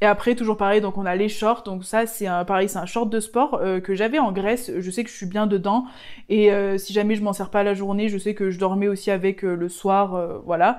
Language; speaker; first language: French; native; French